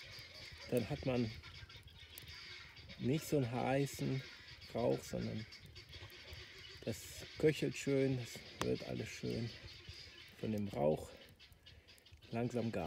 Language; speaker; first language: German; native; German